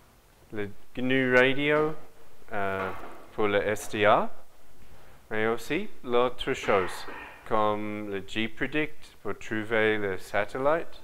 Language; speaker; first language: French; non-native, learner; English